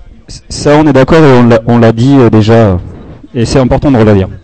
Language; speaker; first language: French; native; French